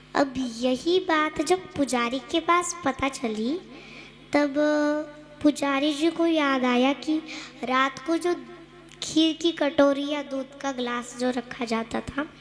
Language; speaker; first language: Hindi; non-native, local second language; Marathi